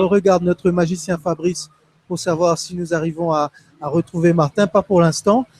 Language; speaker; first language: French; native; French